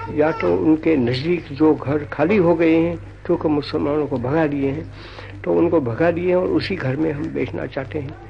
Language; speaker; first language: Hindi; non-native, local second language; Gujarati